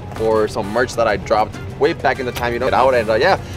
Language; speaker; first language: English; native; English